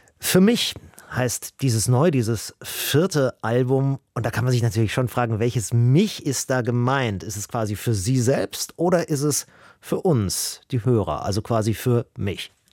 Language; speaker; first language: German; native; German